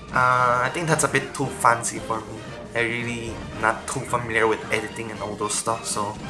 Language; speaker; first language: English; non-native, local second language; Filipino